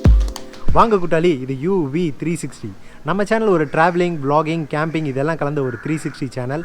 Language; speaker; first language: Tamil; native; Tamil